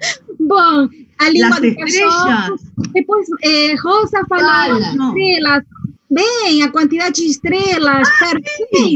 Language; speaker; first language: Portuguese; non-native, fluent; Spanish